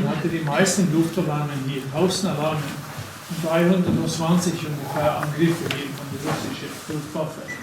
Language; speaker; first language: German; non-native, learner; Norwegian